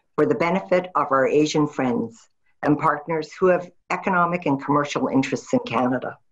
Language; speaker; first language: English; native; English